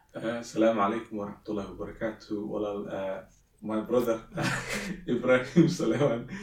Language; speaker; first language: English; early bilingual, other home language; Somali